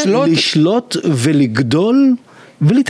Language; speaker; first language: Hebrew; non-native, local second language; Arabic